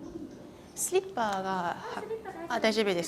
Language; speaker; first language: Japanese; non-native, learner; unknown